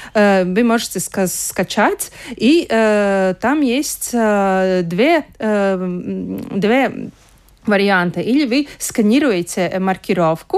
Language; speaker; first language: Russian; non-native, local second language; Latvian